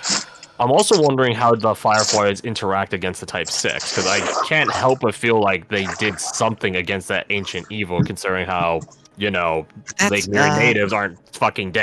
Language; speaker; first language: English; native; English